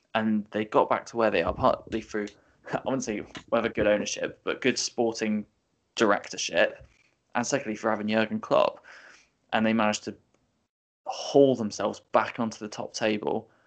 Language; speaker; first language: English; native; English